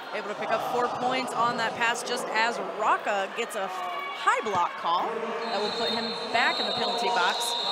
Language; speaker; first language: English; native; English